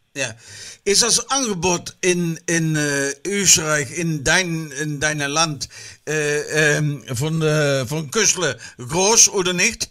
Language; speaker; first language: German; non-native, learner; Dutch